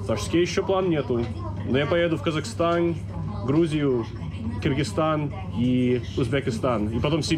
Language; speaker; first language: Russian; early bilingual, heritage; English